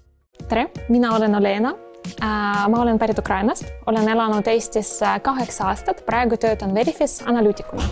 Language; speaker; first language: Estonian; non-native, fluent; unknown